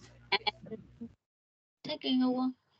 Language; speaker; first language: English; non-native, learner; Vietnamese